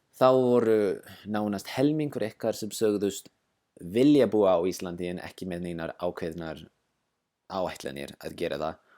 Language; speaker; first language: Icelandic; non-native, fluent; English